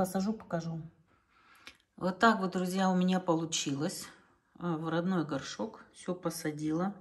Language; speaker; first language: Russian; native; Russian